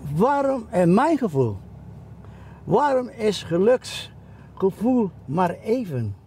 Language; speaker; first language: Dutch; non-native, learner; Indonesian